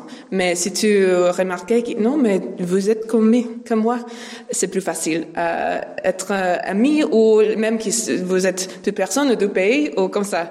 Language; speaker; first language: French; non-native, learner; English